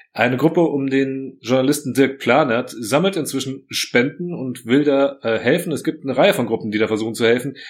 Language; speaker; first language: German; early bilingual, other home language; Croatian